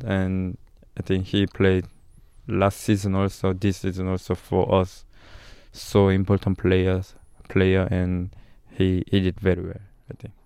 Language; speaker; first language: English; non-native, learner; Korean